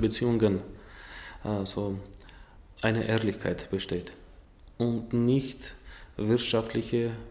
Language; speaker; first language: German; non-native, fluent; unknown